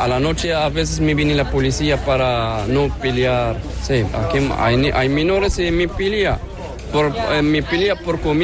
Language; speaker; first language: Spanish; non-native, learner; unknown